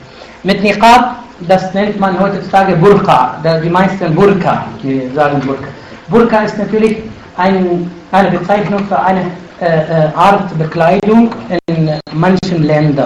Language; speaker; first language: German; non-native, fluent; Arabic